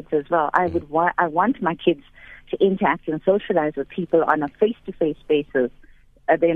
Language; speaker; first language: English; native; English